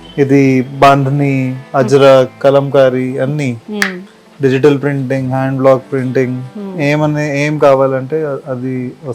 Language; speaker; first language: Telugu; non-native, local second language; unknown